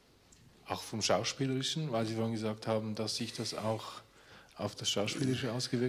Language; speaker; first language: German; native; German